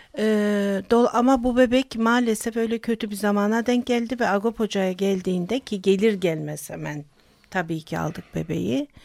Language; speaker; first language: Turkish; native; Turkish